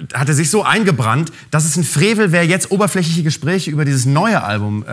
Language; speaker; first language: German; native; German